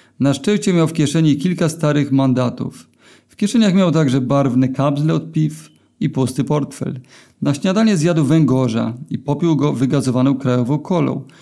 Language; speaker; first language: Polish; native; Polish